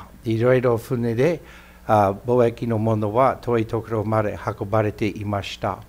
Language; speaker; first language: Japanese; non-native, fluent; English